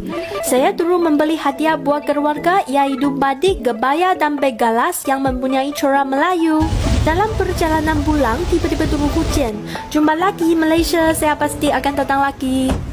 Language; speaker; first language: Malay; non-native, fluent; Chinese